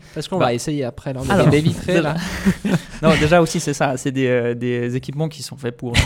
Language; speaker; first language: French; native; French